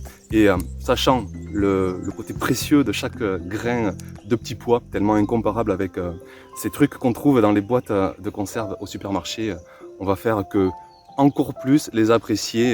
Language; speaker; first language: French; native; French